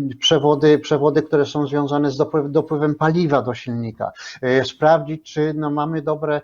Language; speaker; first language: Polish; native; Polish